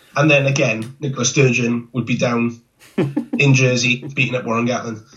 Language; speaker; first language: English; native; English